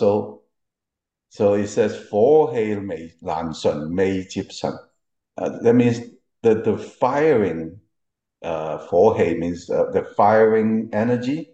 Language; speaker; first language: English; early bilingual, other home language; Cantonese